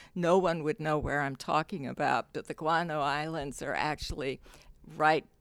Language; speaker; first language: English; non-native, local second language; Cantonese